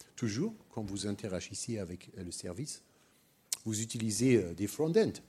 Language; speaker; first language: French; non-native, fluent; German